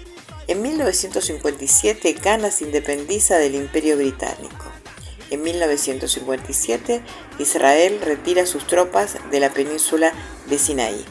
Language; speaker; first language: Spanish; native; Spanish